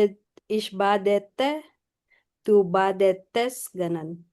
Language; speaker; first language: German; non-native, fluent; Filipino